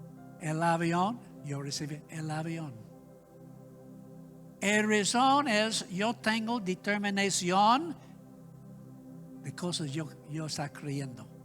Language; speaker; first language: Spanish; non-native, learner; English